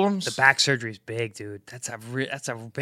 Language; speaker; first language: English; native; English